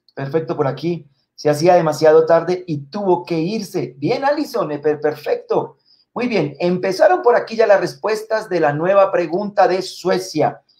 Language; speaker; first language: Spanish; native; Spanish